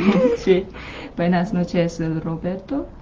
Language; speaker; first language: Spanish; non-native, learner; Chinese